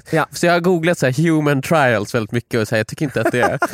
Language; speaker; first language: Swedish; native; Swedish